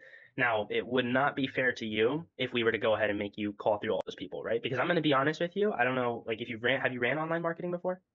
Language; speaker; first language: English; native; English